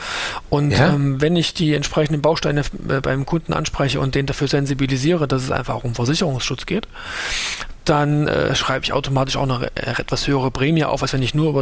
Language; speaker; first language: German; native; German